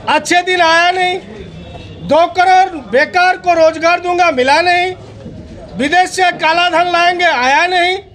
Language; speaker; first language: Hindi; non-native, local second language; Bangla